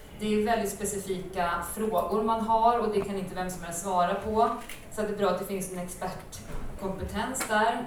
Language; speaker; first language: Swedish; native; Swedish